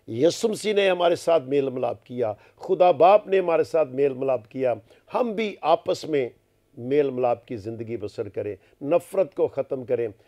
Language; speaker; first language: Urdu; non-native, local second language; Punjabi